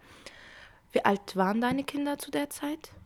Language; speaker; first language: German; early bilingual, other home language; Kurdish